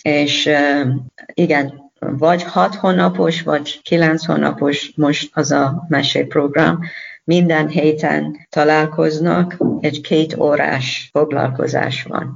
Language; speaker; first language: Hungarian; non-native, learner; Persian